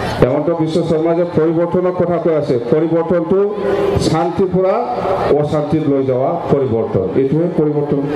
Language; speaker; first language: Assamese; non-native, local second language; Bodo